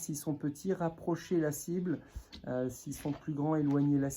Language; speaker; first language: French; native; French